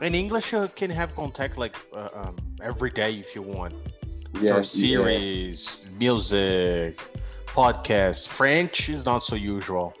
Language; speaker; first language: English; non-native, fluent; Portuguese